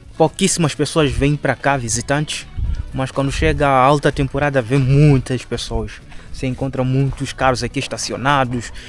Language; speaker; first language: Portuguese; non-native, local second language; Shona